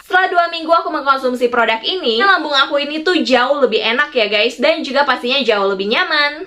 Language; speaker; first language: Indonesian; native; Indonesian